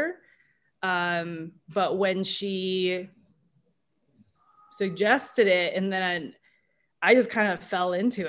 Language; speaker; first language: English; native; English